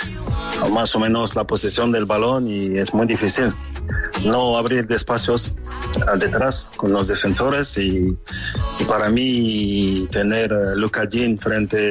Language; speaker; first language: Spanish; non-native, fluent; French